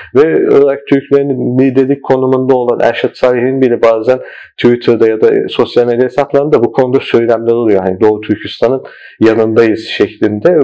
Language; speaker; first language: Turkish; early bilingual, heritage; Turkish